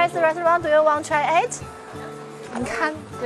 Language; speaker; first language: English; non-native, learner; Chinese